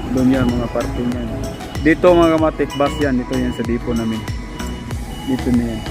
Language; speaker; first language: Filipino; non-native, local second language; Cebuano